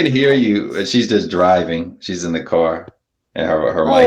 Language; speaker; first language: English; native; English